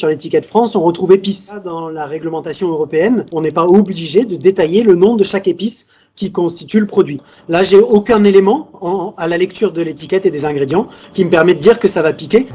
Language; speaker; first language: French; native; French